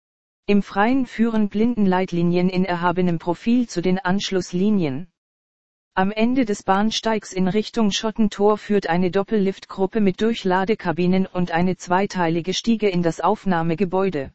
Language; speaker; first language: German; native; German